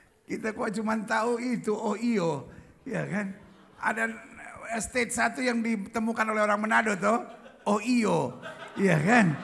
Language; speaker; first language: Indonesian; native; Indonesian